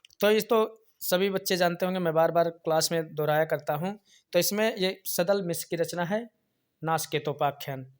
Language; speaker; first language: Hindi; native; Hindi